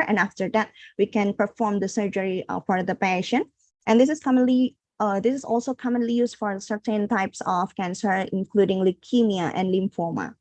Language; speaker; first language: English; non-native, fluent; Indonesian